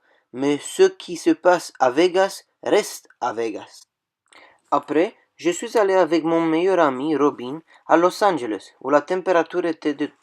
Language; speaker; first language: French; non-native, fluent; Romanian